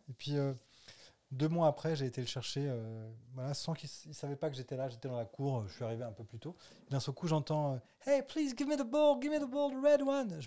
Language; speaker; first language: French; native; French